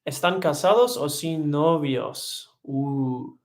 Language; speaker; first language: Spanish; non-native, learner; English